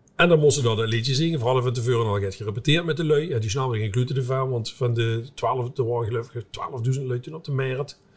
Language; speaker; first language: Dutch; native; Dutch